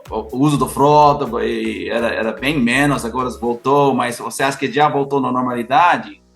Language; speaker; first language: Portuguese; non-native, learner; English